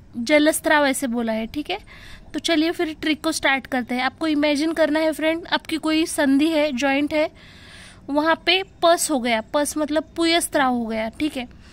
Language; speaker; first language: Hindi; non-native, local second language; Marathi